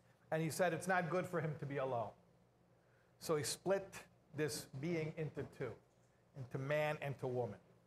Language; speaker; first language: English; native; English